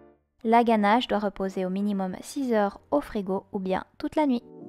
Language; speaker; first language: French; native; French